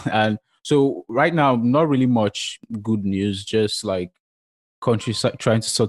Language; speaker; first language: English; non-native, local second language; Yoruba